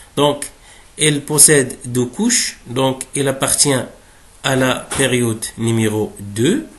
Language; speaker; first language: French; non-native, local second language; Arabic